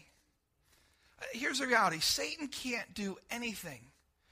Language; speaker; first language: English; native; English